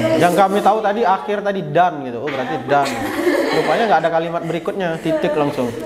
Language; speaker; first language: Indonesian; non-native, local second language; Achinese